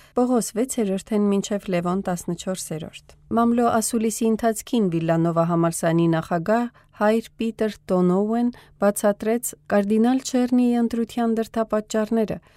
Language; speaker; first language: Armenian; early bilingual, heritage; Armenian